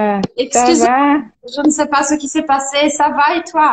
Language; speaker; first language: French; non-native, fluent; Portuguese